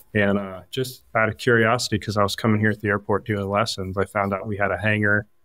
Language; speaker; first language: English; native; English